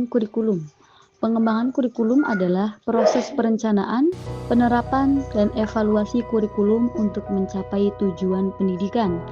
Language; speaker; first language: Indonesian; native; Indonesian